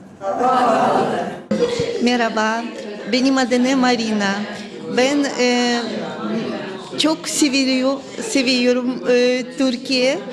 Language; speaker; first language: Turkish; non-native, learner; English